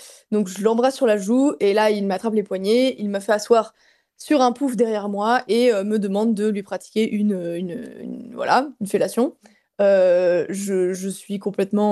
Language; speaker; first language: French; native; French